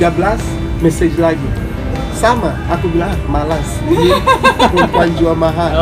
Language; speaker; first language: Indonesian; non-native, learner; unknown